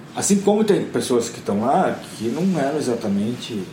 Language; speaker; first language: Portuguese; native; Portuguese